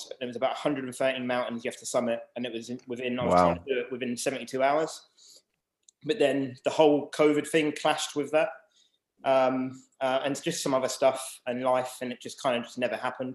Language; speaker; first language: English; native; English